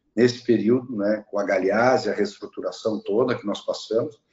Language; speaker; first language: Portuguese; native; Portuguese